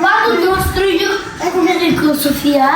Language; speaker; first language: Romanian; early bilingual, heritage; Romanian